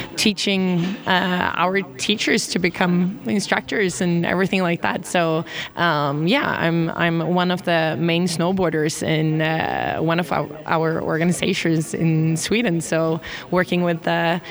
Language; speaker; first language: English; non-native, fluent; Swedish